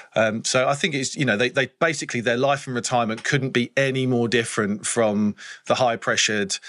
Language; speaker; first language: English; native; English